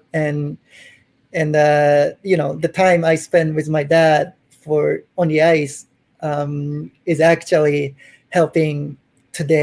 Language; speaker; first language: English; non-native, fluent; Japanese